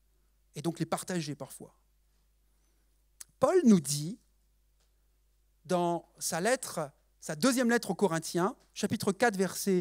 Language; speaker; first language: French; native; French